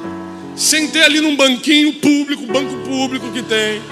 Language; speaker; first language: Portuguese; native; Portuguese